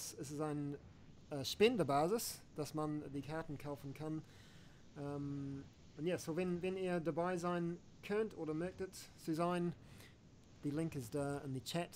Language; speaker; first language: German; non-native, learner; English